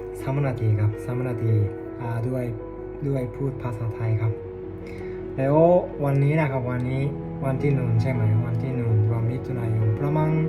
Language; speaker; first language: Thai; non-native, learner; Japanese